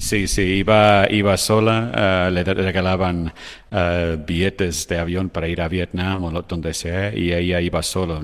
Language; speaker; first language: Spanish; non-native, fluent; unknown